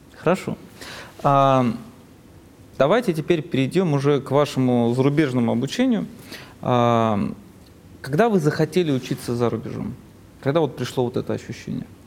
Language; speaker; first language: Russian; native; Russian